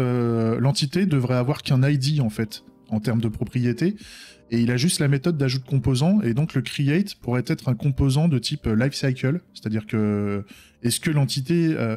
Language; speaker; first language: French; native; French